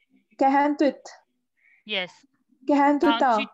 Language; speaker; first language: French; non-native, learner; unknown